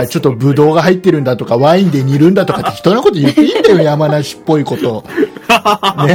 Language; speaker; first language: Japanese; native; Japanese